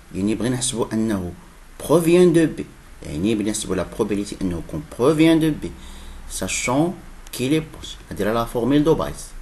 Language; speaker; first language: French; non-native, local second language; Arabic